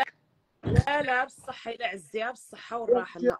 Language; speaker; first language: Arabic; native; Arabic